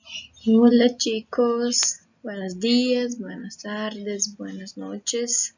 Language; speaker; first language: Spanish; non-native, fluent; Portuguese